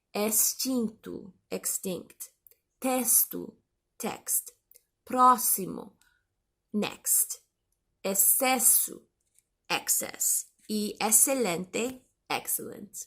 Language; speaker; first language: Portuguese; non-native, learner; English